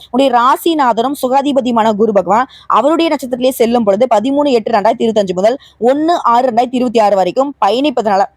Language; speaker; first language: Tamil; native; Tamil